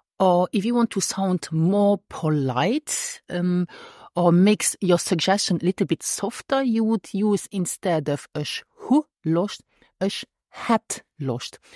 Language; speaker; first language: English; non-native, fluent; Luxembourgish